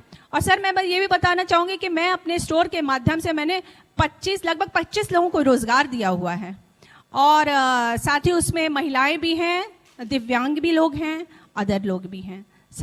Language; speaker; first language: Hindi; native; Hindi